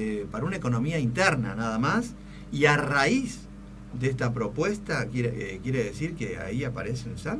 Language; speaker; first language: Spanish; native; Spanish